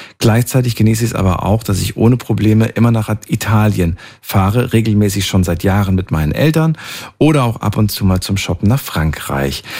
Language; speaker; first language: German; native; German